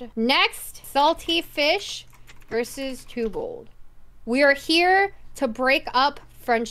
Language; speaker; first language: English; native; English